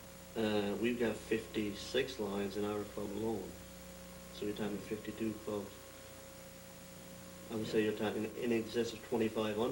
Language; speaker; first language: English; native; English